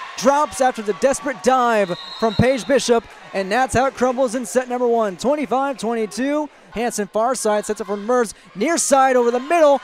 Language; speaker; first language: English; native; English